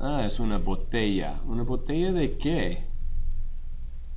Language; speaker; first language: Spanish; non-native, fluent; English